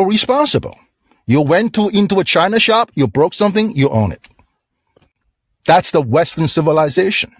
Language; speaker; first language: English; non-native, fluent; Chinese